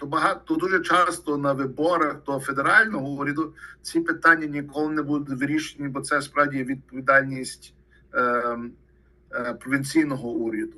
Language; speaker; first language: Ukrainian; early bilingual, heritage; Ukrainian